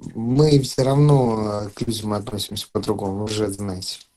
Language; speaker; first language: Russian; native; Russian